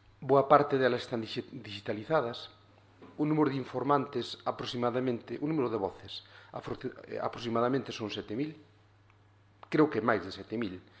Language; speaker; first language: Galician; native; Galician